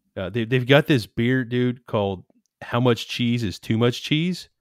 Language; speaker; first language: English; native; English